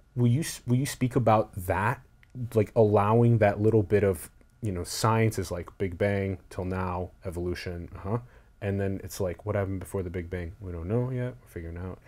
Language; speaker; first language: English; native; English